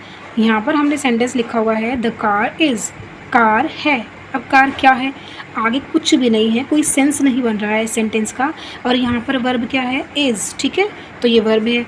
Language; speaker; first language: Hindi; native; Hindi